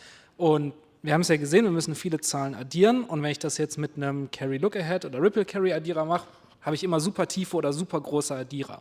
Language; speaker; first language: German; native; German